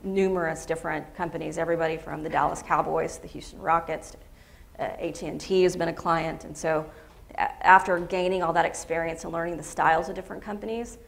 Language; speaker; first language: English; native; English